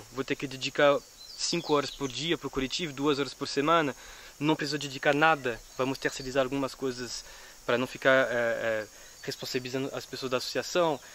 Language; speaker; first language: Portuguese; non-native, fluent; French